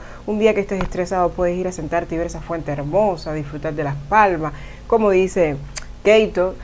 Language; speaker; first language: Spanish; native; Spanish